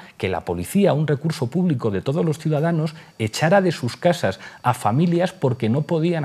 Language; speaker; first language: Spanish; native; Spanish